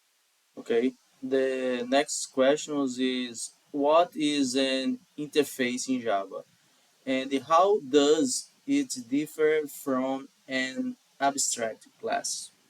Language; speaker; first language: English; non-native, learner; Portuguese